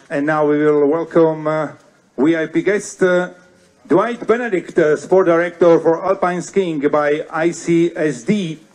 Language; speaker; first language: English; non-native, fluent; Slovak